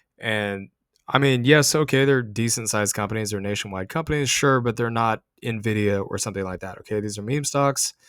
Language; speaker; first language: English; native; English